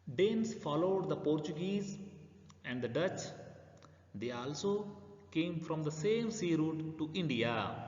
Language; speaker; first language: English; non-native, local second language; Kannada